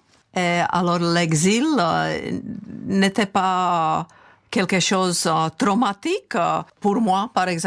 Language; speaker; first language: French; non-native, fluent; Czech